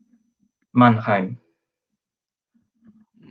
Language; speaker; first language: Galician; non-native, fluent; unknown